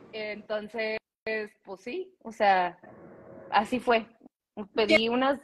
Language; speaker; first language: Spanish; early bilingual, heritage; Spanish